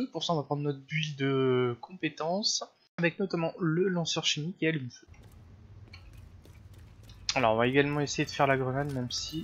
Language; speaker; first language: French; native; French